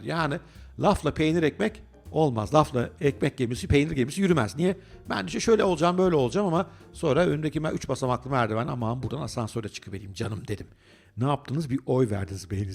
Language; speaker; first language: Turkish; native; Turkish